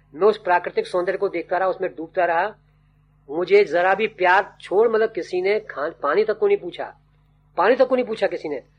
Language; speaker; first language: Hindi; native; Hindi